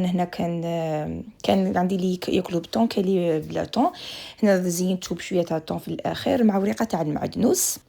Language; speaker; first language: Arabic; native; Arabic